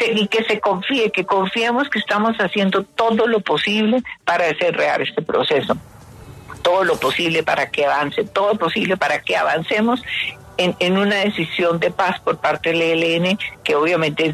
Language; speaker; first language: Spanish; native; Spanish